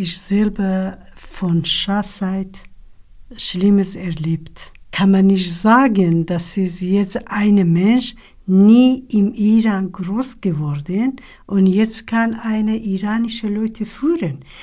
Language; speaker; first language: German; non-native, learner; Kurdish